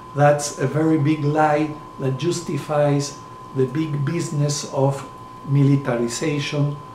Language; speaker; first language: English; non-native, fluent; Spanish